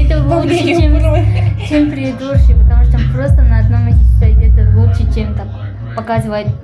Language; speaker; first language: Russian; non-native, learner; Mongolian